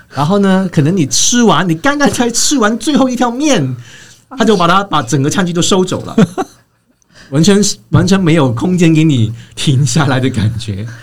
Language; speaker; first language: Chinese; non-native, fluent; Cantonese